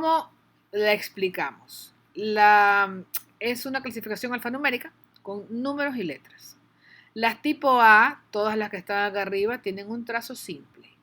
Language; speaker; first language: Spanish; native; Spanish